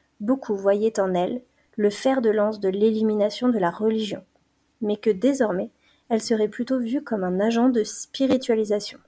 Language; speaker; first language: French; native; French